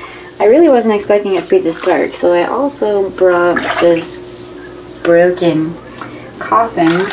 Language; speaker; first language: English; native; English